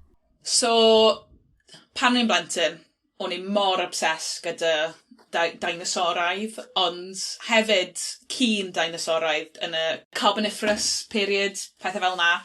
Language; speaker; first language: Welsh; non-native, local second language; English